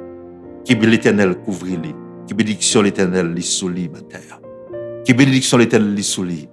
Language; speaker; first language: French; non-native, local second language; Haitian Creole